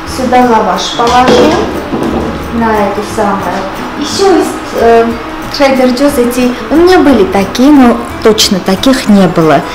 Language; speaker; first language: Russian; non-native, fluent; Armenian